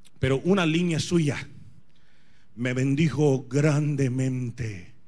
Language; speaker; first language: Spanish; non-native, fluent; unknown